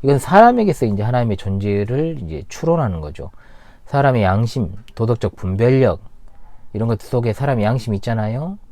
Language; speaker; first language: Korean; native; Korean